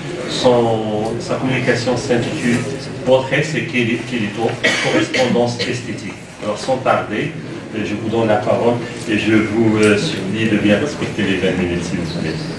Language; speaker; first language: French; non-native, local second language; Arabic